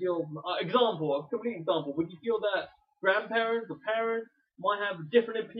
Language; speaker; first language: English; native; English